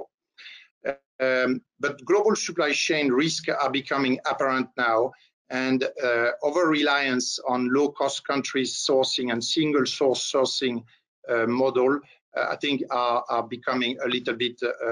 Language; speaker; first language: English; non-native, fluent; French